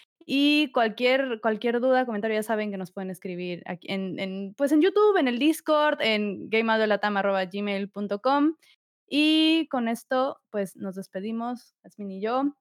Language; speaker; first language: Spanish; native; Spanish